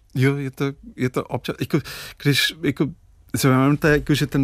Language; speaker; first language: Czech; non-native, fluent; English